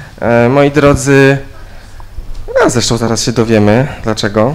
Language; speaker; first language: Polish; native; Polish